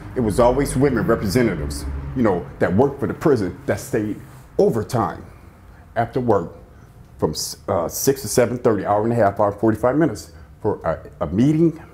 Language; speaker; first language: English; native; English